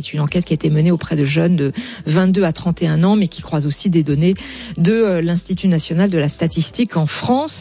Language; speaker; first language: French; native; French